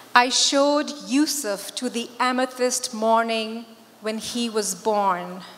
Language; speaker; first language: English; non-native, local second language; Urdu